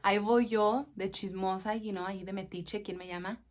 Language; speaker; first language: Spanish; early bilingual, heritage; Spanish